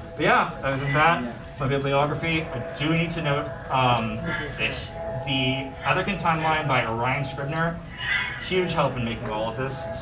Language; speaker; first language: English; native; English